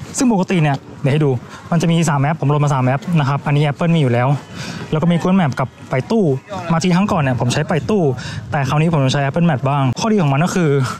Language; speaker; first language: Thai; native; Thai